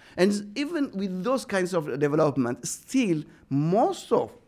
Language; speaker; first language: English; non-native, fluent; Amharic